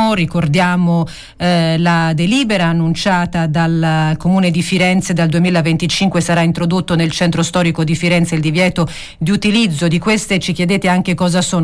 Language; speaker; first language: Italian; native; Italian